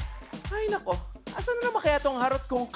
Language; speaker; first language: Filipino; native; Filipino